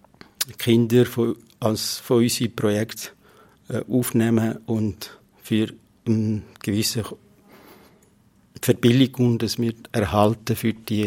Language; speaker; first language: German; non-native, fluent; Kurdish